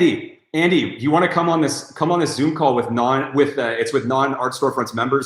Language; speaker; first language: English; native; English